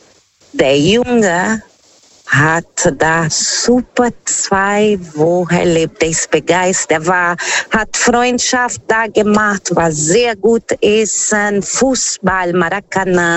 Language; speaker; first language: German; non-native, fluent; Portuguese